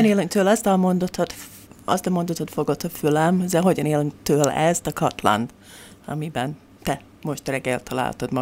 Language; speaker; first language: Hungarian; non-native, fluent; English